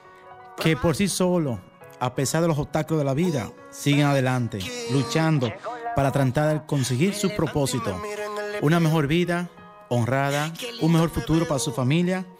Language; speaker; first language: Spanish; native; Spanish